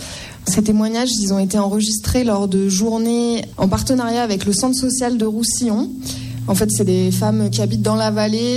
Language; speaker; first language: French; native; French